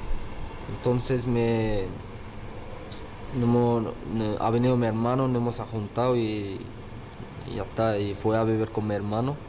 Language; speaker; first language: Spanish; early bilingual, other home language; Arabic